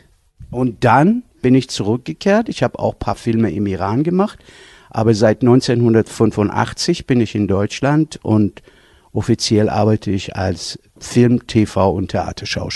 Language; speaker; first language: German; non-native, fluent; Persian